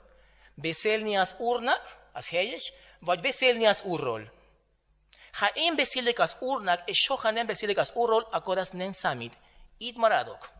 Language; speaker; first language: Hungarian; non-native, learner; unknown